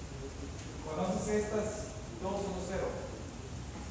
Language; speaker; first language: Spanish; native; Spanish